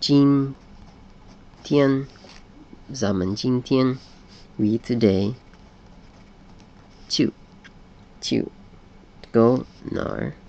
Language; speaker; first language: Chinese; non-native, learner; English